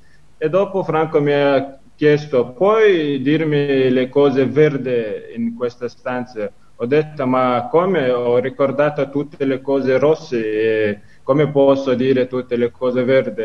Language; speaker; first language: Italian; non-native, learner; Chechen